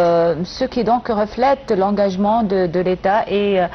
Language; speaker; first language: French; non-native, fluent; Arabic